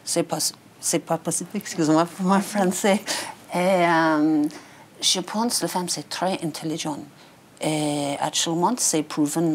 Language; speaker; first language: French; non-native, learner; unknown